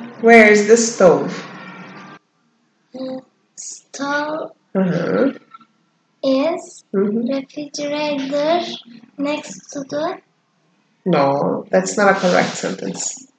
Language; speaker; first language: English; non-native, learner; Turkish